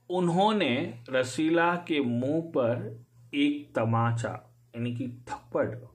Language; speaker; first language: Hindi; native; Hindi